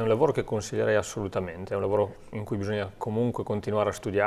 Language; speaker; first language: Italian; native; Italian